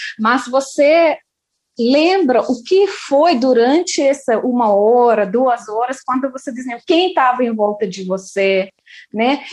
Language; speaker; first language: Portuguese; non-native, fluent; Russian